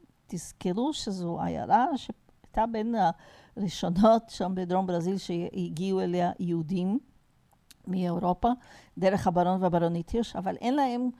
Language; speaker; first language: Hebrew; non-native, fluent; Portuguese